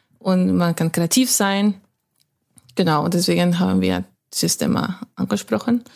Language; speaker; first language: German; non-native, fluent; Spanish